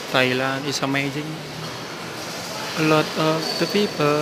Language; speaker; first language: English; non-native, learner; Indonesian